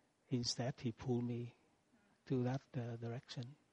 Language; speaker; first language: English; non-native, fluent; Vietnamese